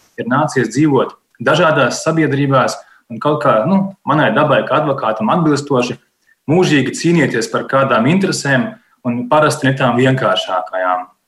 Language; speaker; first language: Latvian; native; Latvian